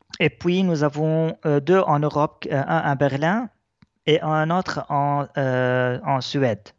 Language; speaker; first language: French; non-native, local second language; Arabic